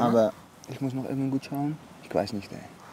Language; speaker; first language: German; non-native, learner; Dutch